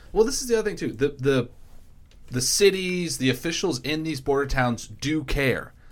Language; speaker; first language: English; native; English